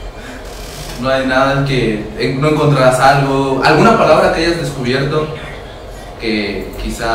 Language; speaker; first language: Spanish; native; Spanish